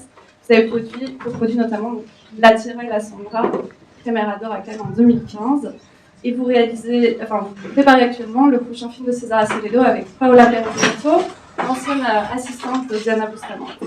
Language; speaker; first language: French; native; French